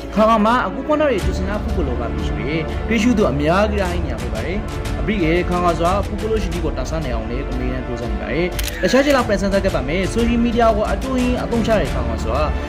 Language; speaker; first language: Burmese; native; Burmese